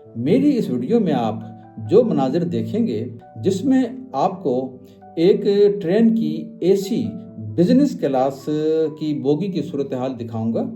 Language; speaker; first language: Urdu; native; Urdu